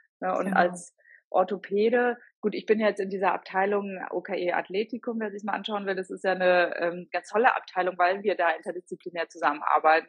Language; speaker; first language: German; native; German